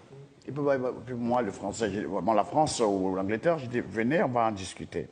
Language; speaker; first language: French; non-native, local second language; Dyula